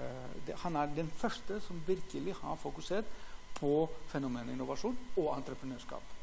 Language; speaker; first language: Norwegian; non-native, fluent; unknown